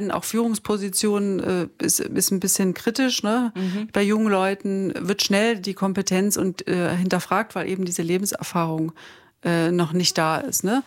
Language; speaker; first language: German; native; German